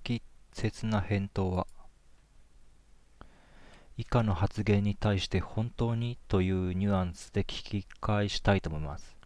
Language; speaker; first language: Japanese; native; Japanese